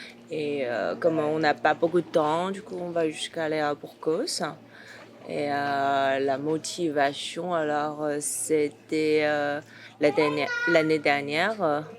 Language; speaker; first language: French; non-native, fluent; Chinese